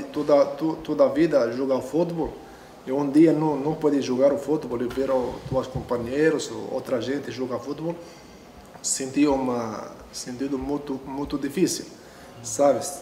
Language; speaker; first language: Portuguese; non-native, learner; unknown